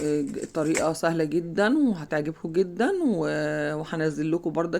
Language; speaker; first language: Arabic; native; Arabic